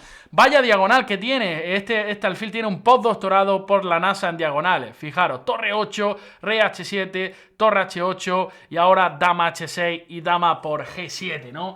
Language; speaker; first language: Spanish; native; Spanish